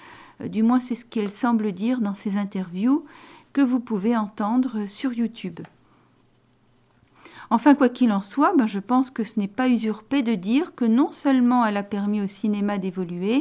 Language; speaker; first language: French; native; French